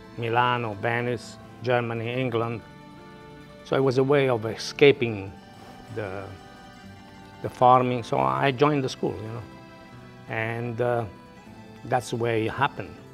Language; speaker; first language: English; non-native, fluent; Italian